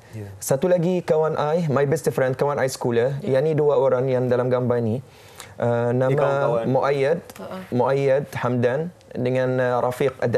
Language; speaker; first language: Indonesian; non-native, fluent; Arabic